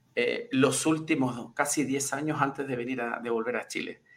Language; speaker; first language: Spanish; native; Spanish